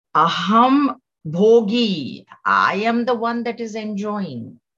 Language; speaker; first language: English; non-native, local second language; Marathi